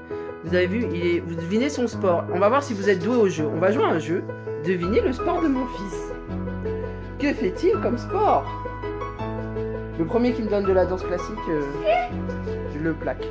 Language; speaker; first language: French; native; French